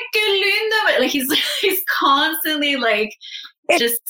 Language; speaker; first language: English; native; English